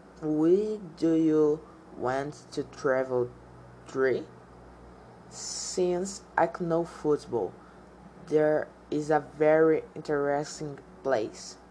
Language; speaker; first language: English; non-native, learner; Portuguese